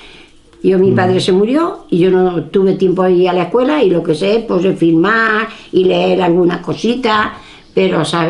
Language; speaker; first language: Spanish; non-native, local second language; Catalan